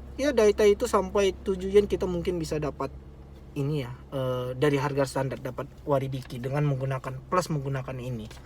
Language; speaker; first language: Indonesian; native; Indonesian